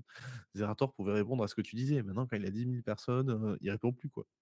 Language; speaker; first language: French; native; French